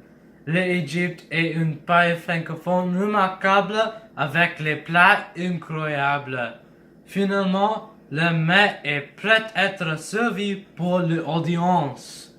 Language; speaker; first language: French; non-native, learner; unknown